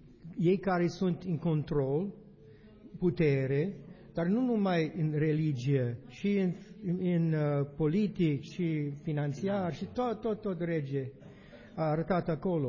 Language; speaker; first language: Romanian; non-native, learner; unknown